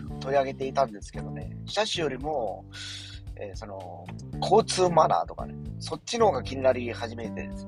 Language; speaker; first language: Japanese; native; Japanese